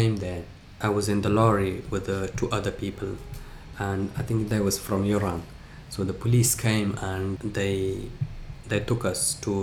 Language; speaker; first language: English; early bilingual, other home language; Persian